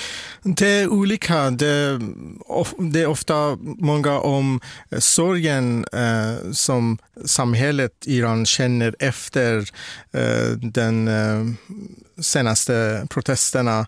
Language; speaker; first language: Swedish; non-native, fluent; Persian